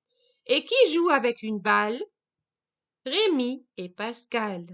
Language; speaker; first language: French; non-native, fluent; German